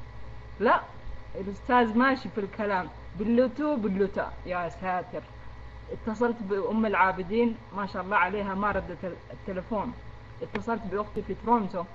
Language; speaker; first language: Arabic; non-native, fluent; Amharic